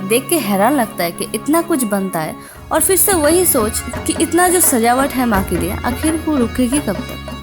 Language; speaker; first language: Hindi; non-native, local second language; Bangla